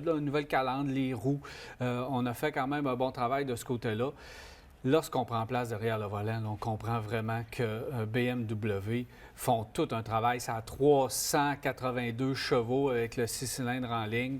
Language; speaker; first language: French; native; French